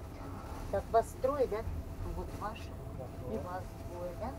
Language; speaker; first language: Russian; native; Russian